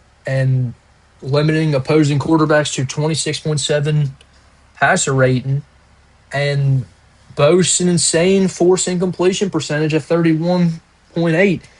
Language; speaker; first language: English; native; English